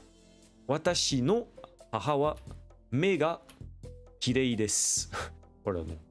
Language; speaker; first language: Japanese; non-native, learner; French